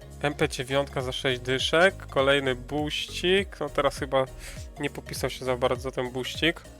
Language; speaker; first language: Polish; native; Polish